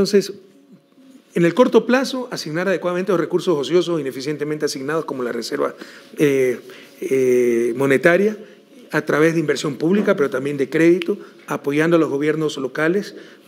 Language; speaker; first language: Spanish; native; Spanish